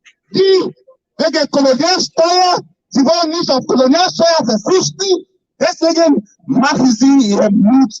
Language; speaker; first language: German; non-native, fluent; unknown